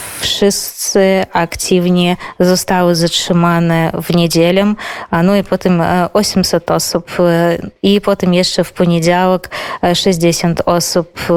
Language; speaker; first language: Polish; non-native, fluent; Belarusian